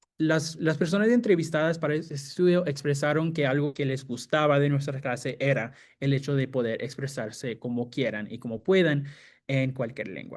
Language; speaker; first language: Spanish; non-native, fluent; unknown